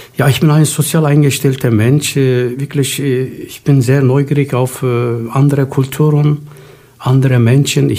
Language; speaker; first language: German; non-native, fluent; Turkish